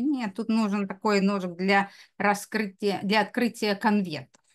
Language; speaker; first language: Russian; native; Russian